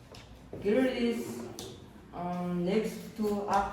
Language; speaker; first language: English; non-native, learner; Mongolian